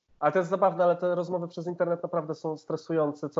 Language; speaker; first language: Polish; native; Polish